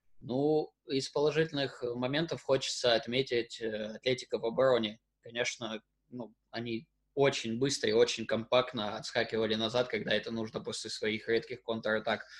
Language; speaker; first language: Russian; native; Russian